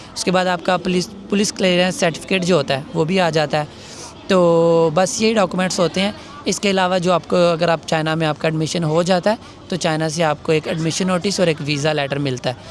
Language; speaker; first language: Urdu; non-native, local second language; Punjabi